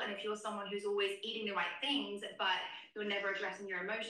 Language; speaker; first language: English; native; English